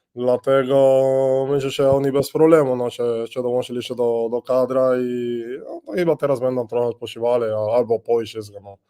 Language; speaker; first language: Polish; non-native, learner; Spanish